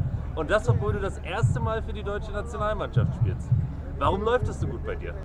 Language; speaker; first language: German; native; German